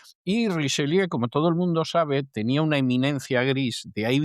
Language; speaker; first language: Spanish; native; Spanish